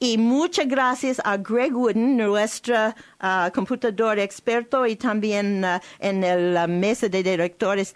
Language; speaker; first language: Spanish; non-native, learner; English